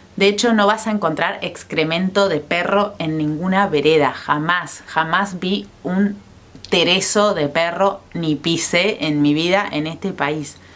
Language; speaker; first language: Spanish; native; Spanish